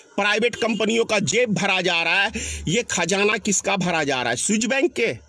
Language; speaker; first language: Hindi; native; Hindi